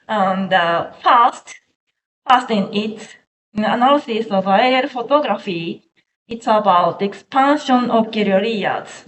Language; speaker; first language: English; non-native, learner; Japanese